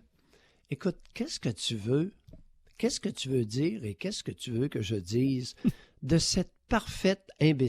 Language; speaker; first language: French; native; French